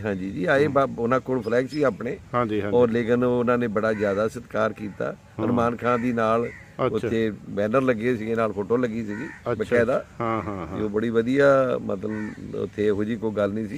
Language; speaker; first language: Punjabi; native; Punjabi